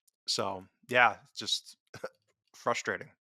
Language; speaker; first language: English; native; English